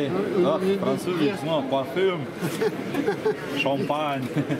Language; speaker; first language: German; non-native, learner; Russian